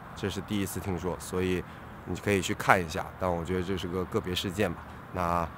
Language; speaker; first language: Chinese; native; Chinese